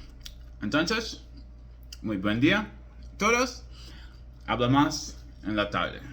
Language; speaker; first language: Spanish; non-native, learner; English